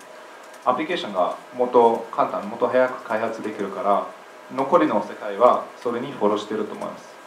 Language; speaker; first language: Japanese; non-native, fluent; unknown